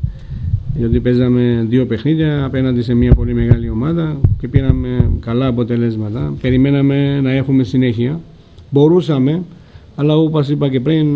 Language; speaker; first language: Greek; non-native, fluent; Georgian